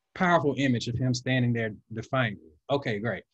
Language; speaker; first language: English; native; English